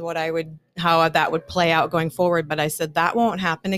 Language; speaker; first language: English; native; English